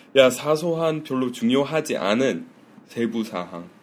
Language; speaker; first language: Korean; non-native, fluent; English